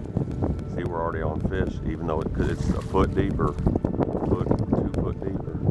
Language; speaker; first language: English; native; English